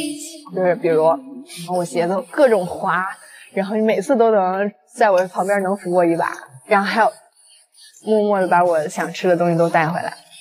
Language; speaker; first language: Chinese; native; Chinese